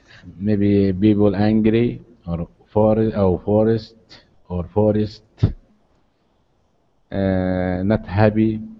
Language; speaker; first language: English; non-native, learner; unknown